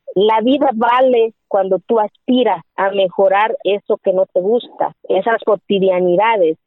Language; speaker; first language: Spanish; non-native, local second language; Zapotec